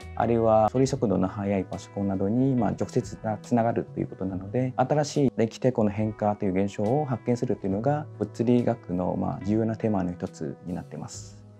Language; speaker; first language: Japanese; non-native, fluent; Vietnamese